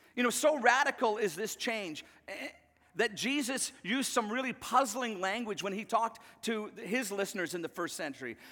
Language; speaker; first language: English; native; English